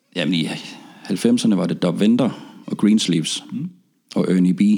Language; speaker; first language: Danish; native; Danish